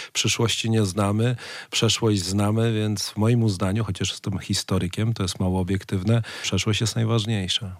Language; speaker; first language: Polish; native; Polish